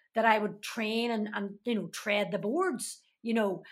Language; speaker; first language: English; native; English